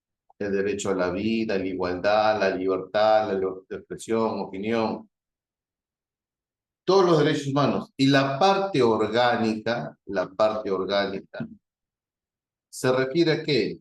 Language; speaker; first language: Spanish; native; Spanish